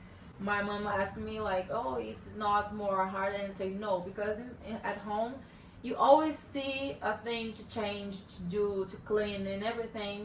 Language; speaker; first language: English; non-native, learner; Portuguese